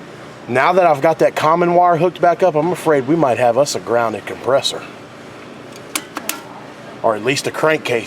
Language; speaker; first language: English; native; English